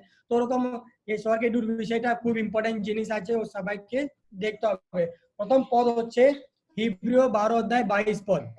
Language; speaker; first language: Bangla; non-native, local second language; Hindi